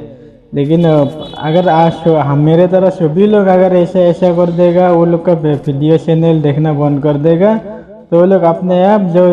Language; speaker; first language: Hindi; non-native, local second language; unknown